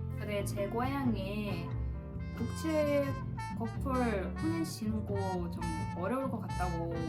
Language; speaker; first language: Korean; non-native, fluent; Russian